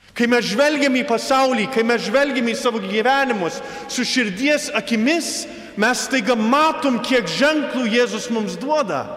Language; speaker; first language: Lithuanian; early bilingual, heritage; Lithuanian